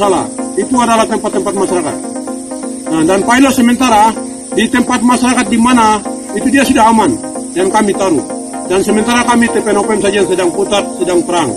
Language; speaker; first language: Indonesian; non-native, local second language; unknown